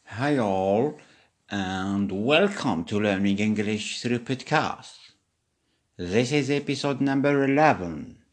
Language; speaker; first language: English; non-native, fluent; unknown